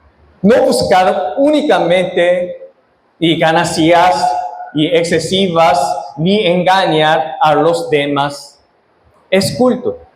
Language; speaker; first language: Spanish; non-native, fluent; Korean